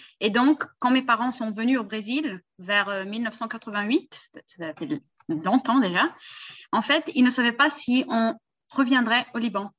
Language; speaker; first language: French; early bilingual, heritage; Portuguese